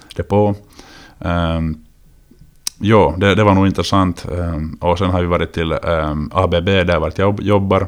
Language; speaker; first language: Swedish; native; Swedish